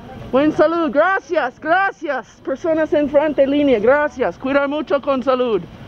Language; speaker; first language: Spanish; non-native, learner; English